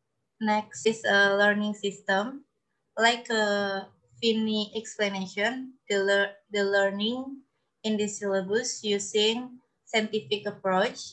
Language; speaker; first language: English; non-native, learner; Indonesian